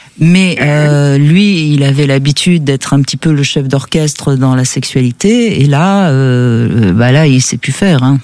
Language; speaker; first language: French; native; French